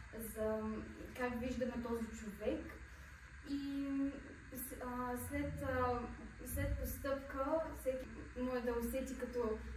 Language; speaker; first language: Bulgarian; native; Bulgarian